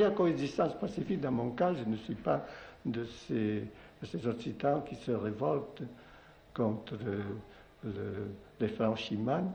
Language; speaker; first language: French; non-native, local second language; Occitan